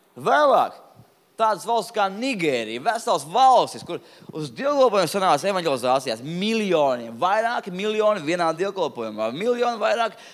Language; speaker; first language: Latvian; non-native, local second language; Russian